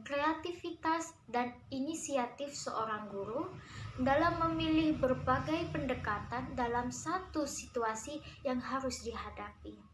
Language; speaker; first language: Indonesian; native; Indonesian